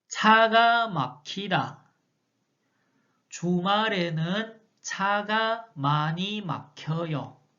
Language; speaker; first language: Korean; non-native, fluent; Chinese